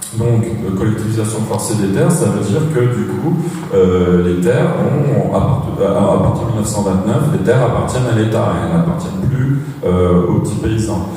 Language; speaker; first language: French; native; French